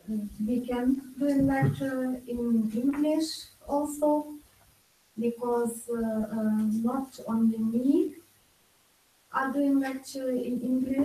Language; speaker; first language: English; non-native, learner; Ukrainian